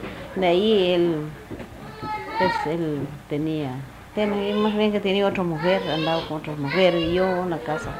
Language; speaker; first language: Spanish; non-native, local second language; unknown